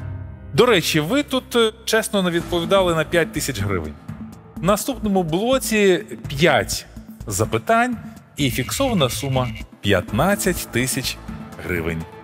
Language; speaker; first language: Ukrainian; native; Ukrainian